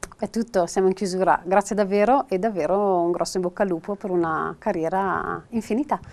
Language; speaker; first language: Italian; native; Italian